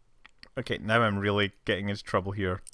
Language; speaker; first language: English; native; English